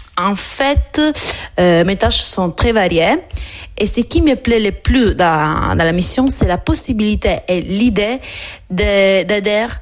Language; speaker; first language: French; non-native, learner; Italian